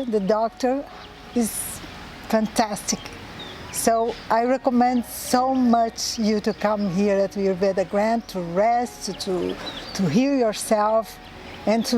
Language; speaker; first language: English; non-native, learner; Portuguese